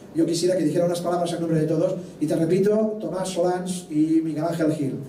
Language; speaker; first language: Spanish; non-native, local second language; Catalan